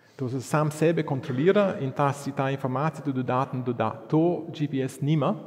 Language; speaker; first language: Slovenian; early bilingual, heritage; Slovenian